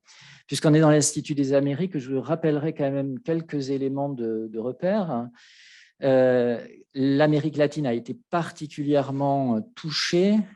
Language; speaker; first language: French; native; French